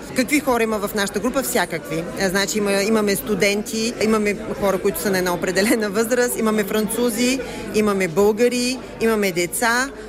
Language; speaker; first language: Bulgarian; native; Bulgarian